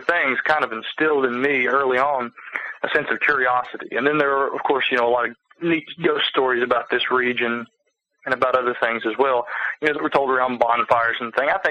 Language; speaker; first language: English; native; English